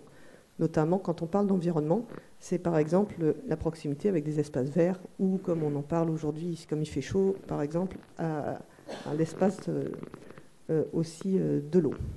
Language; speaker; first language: French; native; French